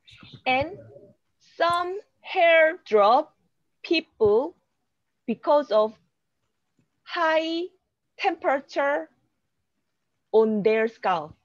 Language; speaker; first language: English; non-native, learner; Korean